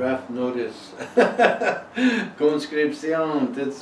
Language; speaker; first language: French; non-native, learner; English